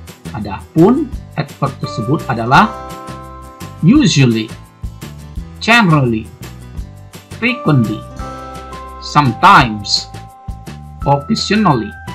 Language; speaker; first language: English; non-native, fluent; Indonesian